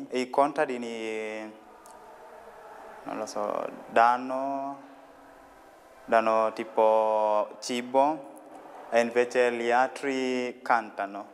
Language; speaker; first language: Italian; non-native, learner; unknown